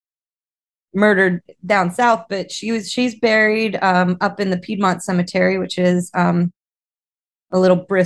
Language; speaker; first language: English; native; English